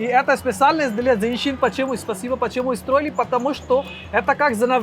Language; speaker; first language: Russian; non-native, learner; Hindi